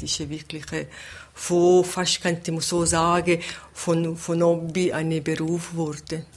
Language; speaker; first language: German; non-native, local second language; Italian